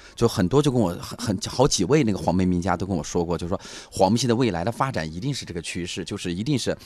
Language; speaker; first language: Chinese; native; Chinese